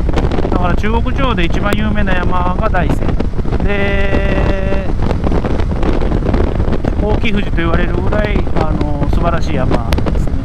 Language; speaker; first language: Japanese; native; Japanese